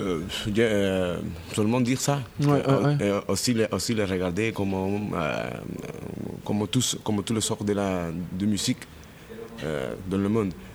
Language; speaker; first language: French; non-native, fluent; Spanish